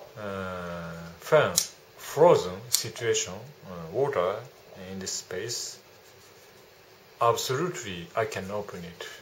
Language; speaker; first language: English; non-native, learner; Japanese